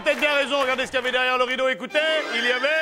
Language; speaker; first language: French; native; French